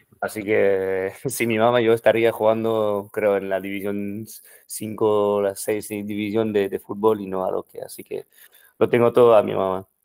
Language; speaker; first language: Spanish; non-native, fluent; French